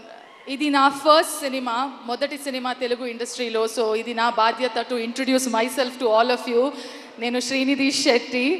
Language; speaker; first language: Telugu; non-native, learner; Kannada